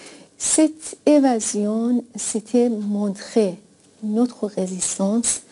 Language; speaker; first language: French; non-native, fluent; Persian